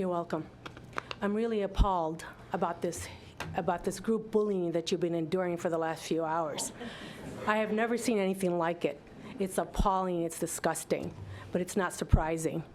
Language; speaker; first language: English; non-native, fluent; Arabic